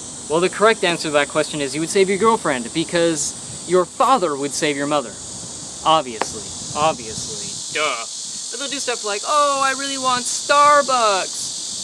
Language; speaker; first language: English; native; English